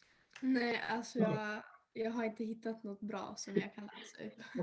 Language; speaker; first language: Swedish; early bilingual, other home language; Serbian